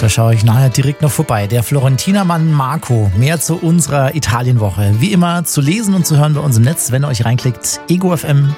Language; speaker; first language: German; native; German